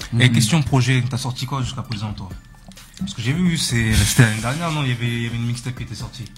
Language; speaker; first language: French; native; French